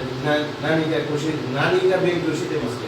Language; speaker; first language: Japanese; non-native, learner; Bangla